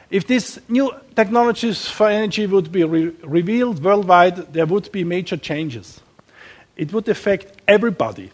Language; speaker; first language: English; non-native, learner; German